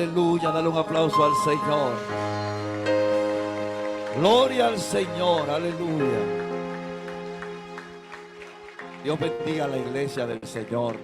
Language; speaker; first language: Spanish; native; Spanish